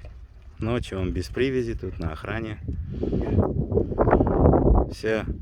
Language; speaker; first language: Russian; native; Russian